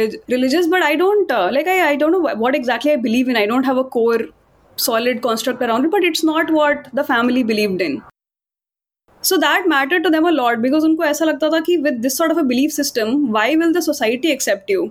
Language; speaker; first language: English; non-native, local second language; Hindi